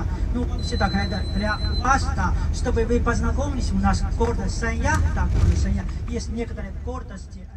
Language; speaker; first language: Russian; non-native, learner; Chinese